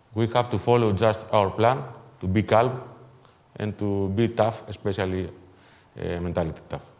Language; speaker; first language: English; non-native, fluent; Greek